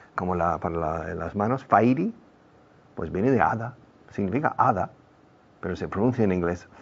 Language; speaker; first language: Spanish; non-native, fluent; English